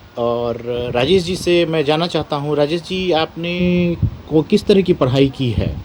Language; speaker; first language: Hindi; native; Hindi